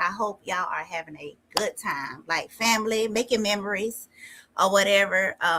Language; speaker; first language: English; native; English